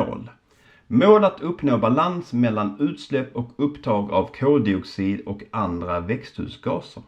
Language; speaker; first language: Swedish; native; Swedish